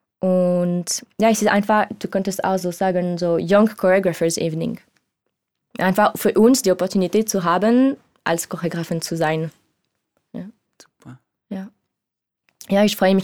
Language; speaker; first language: German; non-native, learner; French